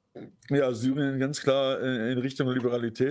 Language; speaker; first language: German; native; German